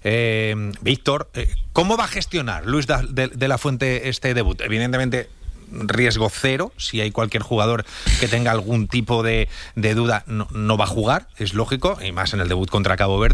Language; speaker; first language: Spanish; native; Spanish